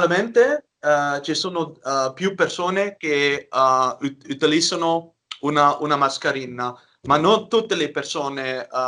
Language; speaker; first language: Italian; non-native, learner; Dutch